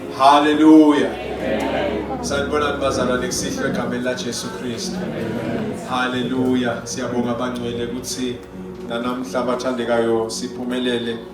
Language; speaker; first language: Zulu; non-native, local second language; Swati